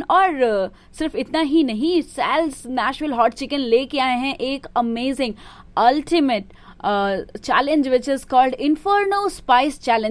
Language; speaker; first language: Hindi; native; Hindi